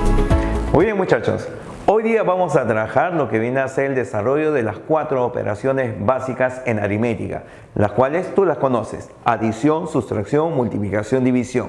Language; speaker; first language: Spanish; native; Spanish